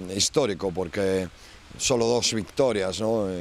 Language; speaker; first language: Spanish; native; Spanish